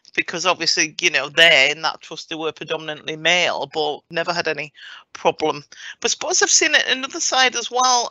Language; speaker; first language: English; native; English